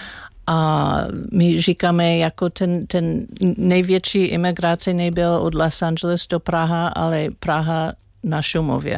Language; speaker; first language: Czech; non-native, learner; English